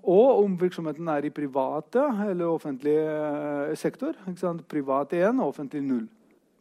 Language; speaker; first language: Norwegian; non-native, fluent; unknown